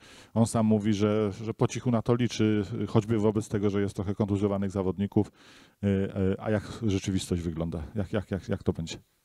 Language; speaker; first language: Polish; native; Polish